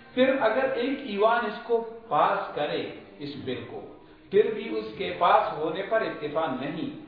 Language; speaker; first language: Urdu; non-native, local second language; Pashto